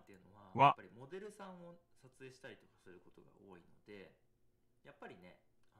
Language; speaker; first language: Japanese; native; Japanese